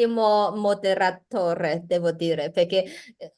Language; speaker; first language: Italian; non-native, learner; Chinese